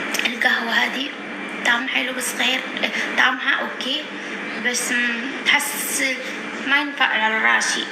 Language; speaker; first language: Arabic; non-native, learner; Indonesian